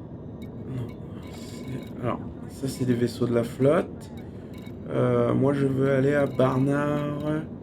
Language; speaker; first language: French; native; French